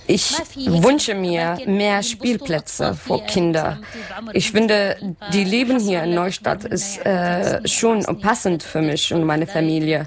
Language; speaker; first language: German; non-native, learner; Arabic